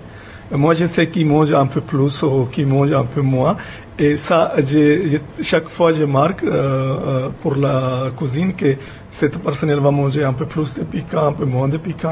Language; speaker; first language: French; non-native, fluent; Punjabi